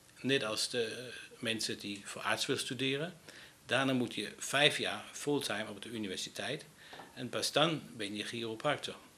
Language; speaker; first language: Dutch; non-native, fluent; Danish